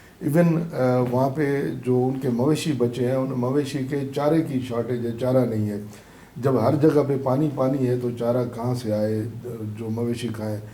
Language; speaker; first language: Urdu; non-native, local second language; Sindhi